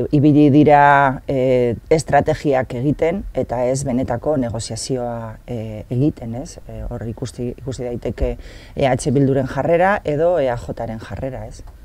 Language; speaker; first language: Basque; non-native, local second language; Spanish